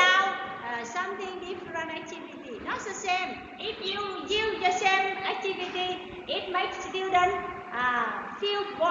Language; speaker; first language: English; non-native, learner; Vietnamese